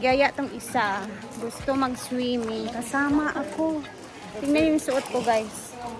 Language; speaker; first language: Filipino; non-native, local second language; Cebuano